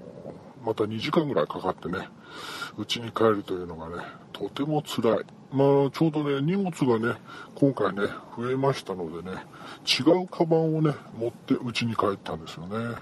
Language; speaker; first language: Japanese; native; Japanese